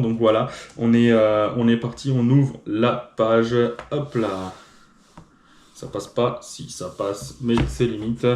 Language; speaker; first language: French; native; French